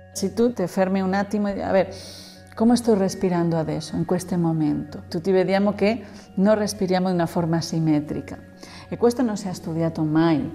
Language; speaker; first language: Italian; non-native, learner; Spanish